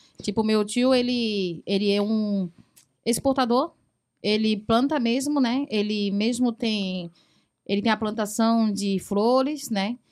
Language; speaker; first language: Portuguese; early bilingual, other home language; Chinese